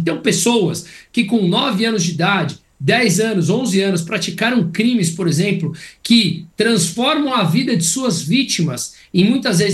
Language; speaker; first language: Portuguese; native; Portuguese